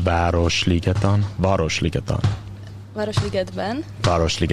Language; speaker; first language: Hungarian; non-native, learner; English